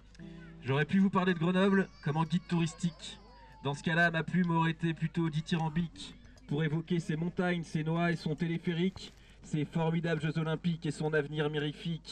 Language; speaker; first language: French; native; French